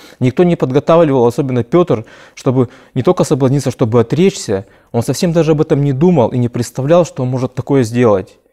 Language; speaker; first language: Russian; native; Russian